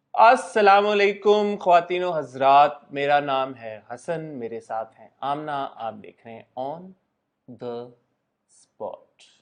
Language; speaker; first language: Urdu; native; Urdu